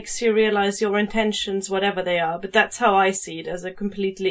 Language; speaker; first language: English; non-native, fluent; German